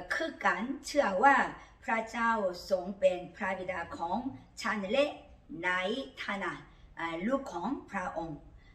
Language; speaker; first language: Thai; non-native, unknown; Korean